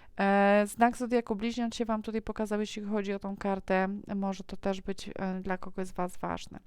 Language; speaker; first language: Polish; native; Polish